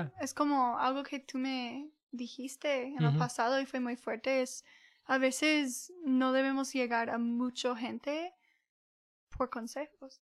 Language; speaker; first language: Spanish; early bilingual, heritage; English